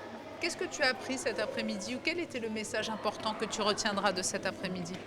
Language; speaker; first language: French; native; French